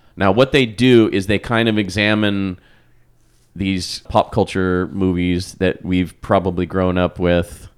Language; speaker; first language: English; native; English